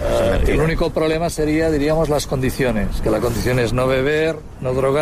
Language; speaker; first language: Spanish; native; Spanish